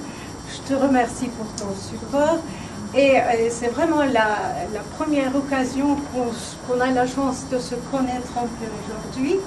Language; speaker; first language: French; non-native, fluent; Turkish